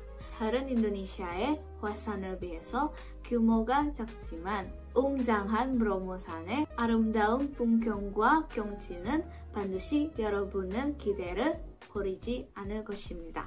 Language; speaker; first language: Korean; non-native, fluent; Indonesian